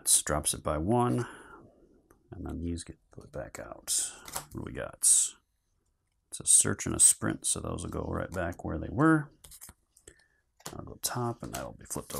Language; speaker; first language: English; native; English